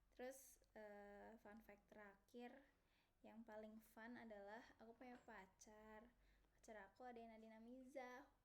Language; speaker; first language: Indonesian; native; Indonesian